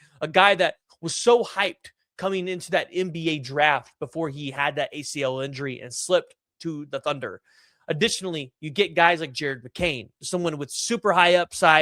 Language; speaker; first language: English; native; English